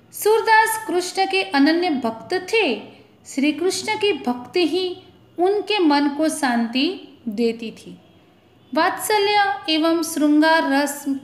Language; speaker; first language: Hindi; non-native, local second language; Gujarati